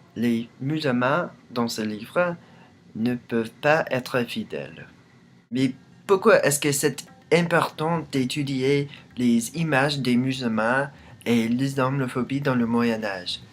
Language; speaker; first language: French; non-native, learner; English